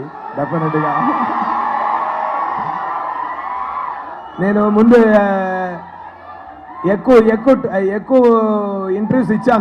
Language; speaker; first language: Telugu; non-native, learner; Tamil